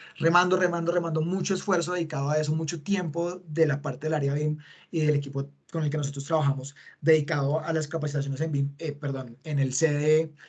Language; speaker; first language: Spanish; native; Spanish